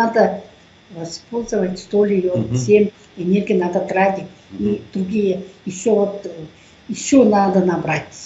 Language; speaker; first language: Russian; non-native, local second language; Tuvinian